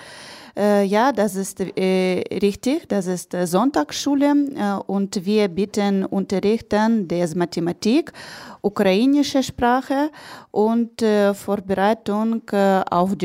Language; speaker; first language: German; non-native, learner; Ukrainian